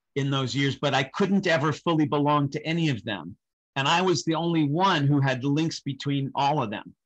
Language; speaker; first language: English; native; English